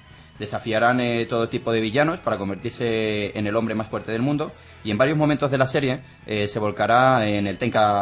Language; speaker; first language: Spanish; native; Spanish